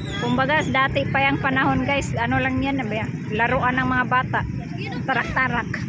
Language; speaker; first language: Filipino; non-native, local second language; Cebuano